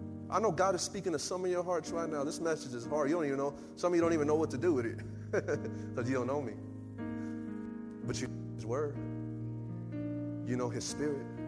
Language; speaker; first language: English; early bilingual, other home language; Spanish